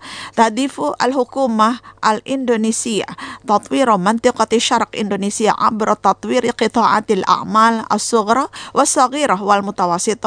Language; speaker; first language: Arabic; non-native, fluent; Indonesian